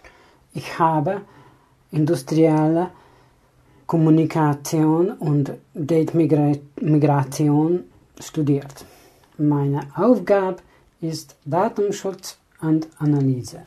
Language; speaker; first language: German; non-native, learner; Hungarian